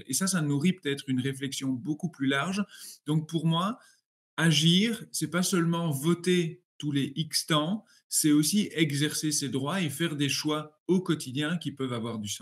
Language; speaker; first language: French; native; French